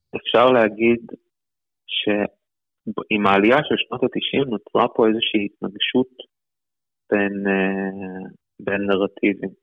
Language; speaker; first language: Hebrew; early bilingual, other home language; Russian